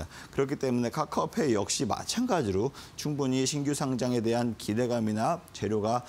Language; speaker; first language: Korean; native; Korean